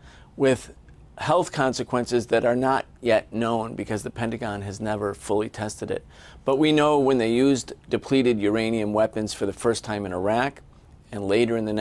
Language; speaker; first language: English; native; English